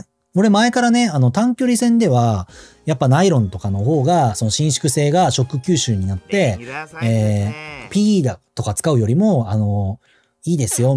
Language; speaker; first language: Japanese; native; Japanese